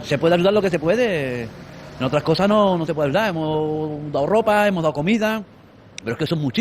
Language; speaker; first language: Spanish; native; Spanish